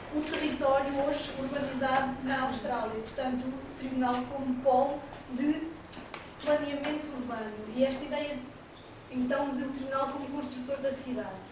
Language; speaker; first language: Portuguese; native; Portuguese